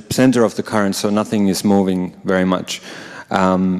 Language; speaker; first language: English; non-native, fluent; Finnish